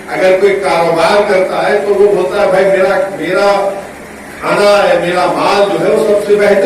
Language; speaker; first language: Urdu; native; Urdu